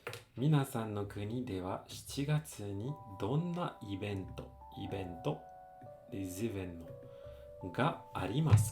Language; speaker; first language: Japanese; non-native, fluent; French